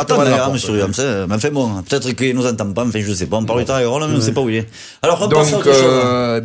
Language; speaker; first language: French; native; French